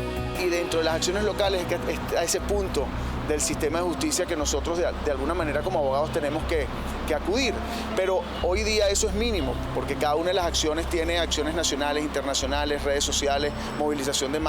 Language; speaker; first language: Spanish; native; Spanish